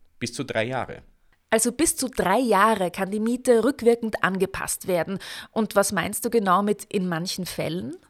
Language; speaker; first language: German; native; German